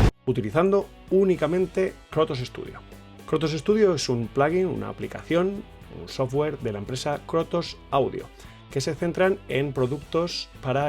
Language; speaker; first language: Spanish; native; Spanish